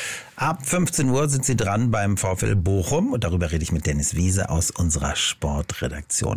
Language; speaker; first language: German; native; German